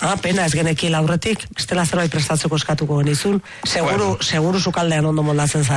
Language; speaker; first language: Basque; native; Basque